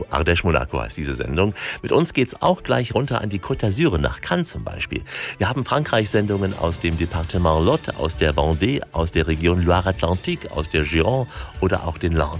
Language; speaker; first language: German; native; German